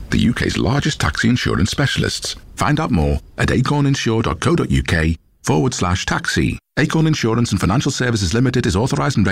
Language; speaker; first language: English; native; English